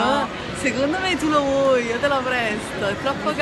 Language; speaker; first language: Italian; native; Italian